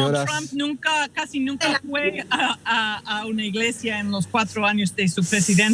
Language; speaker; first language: Spanish; non-native, fluent; English